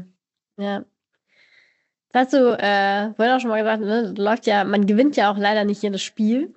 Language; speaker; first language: German; native; German